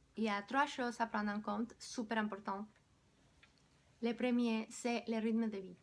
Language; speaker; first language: French; non-native, fluent; Spanish